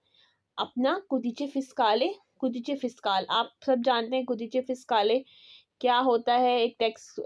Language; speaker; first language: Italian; non-native, learner; Urdu